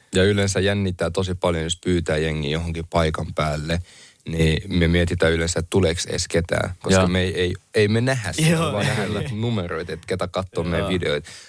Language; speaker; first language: Finnish; early bilingual, other home language; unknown